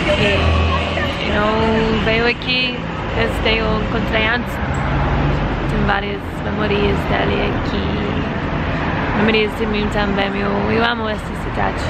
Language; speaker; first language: Portuguese; non-native, learner; English